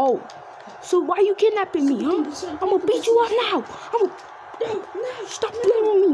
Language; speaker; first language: English; native; English